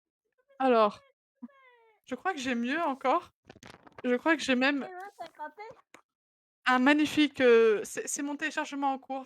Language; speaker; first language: French; native; French